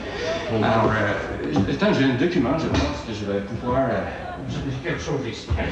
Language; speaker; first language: French; non-native, fluent; English